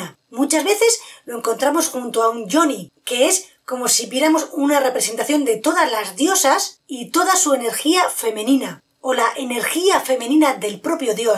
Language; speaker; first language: Spanish; native; Spanish